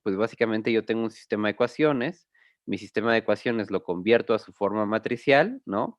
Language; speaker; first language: Spanish; native; Spanish